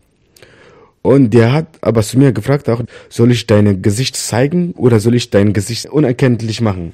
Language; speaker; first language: German; non-native, learner; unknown